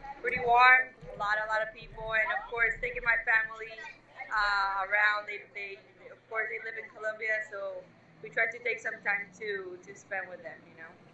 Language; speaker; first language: English; non-native, fluent; Spanish